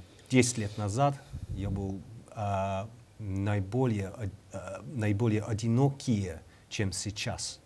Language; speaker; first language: Russian; non-native, learner; English